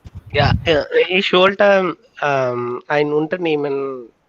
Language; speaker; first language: German; non-native, learner; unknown